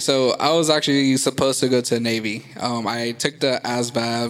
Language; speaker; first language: English; early bilingual, other home language; Spanish